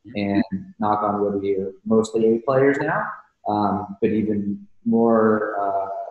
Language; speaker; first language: English; native; English